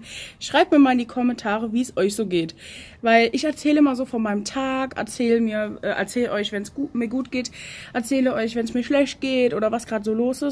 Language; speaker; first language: German; native; German